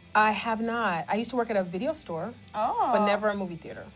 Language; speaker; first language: English; native; English